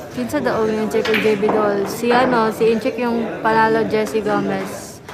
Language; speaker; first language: Filipino; non-native, local second language; Cebuano